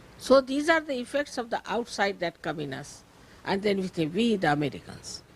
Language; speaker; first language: English; non-native, local second language; Marathi